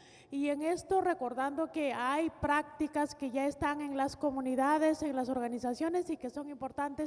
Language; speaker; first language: Spanish; native; Spanish